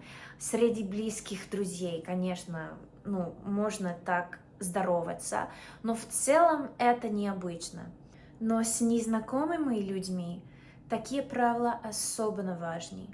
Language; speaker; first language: Russian; non-native, fluent; English